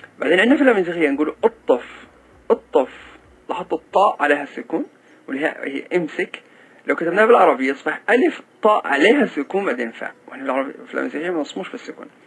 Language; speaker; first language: Arabic; non-native, local second language; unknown